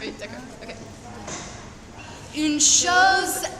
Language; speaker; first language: French; non-native, learner; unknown